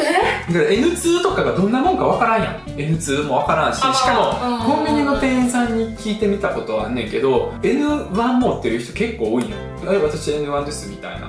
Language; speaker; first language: Japanese; early bilingual, other home language; Russian